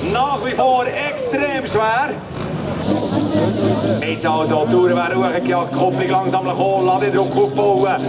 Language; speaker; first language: German; native; German